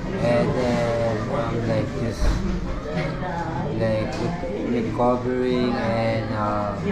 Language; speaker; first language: English; non-native, local second language; Filipino